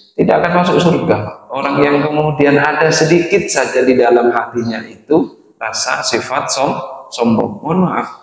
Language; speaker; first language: Indonesian; non-native, local second language; Madurese